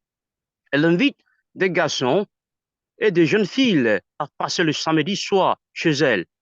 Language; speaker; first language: French; non-native, learner; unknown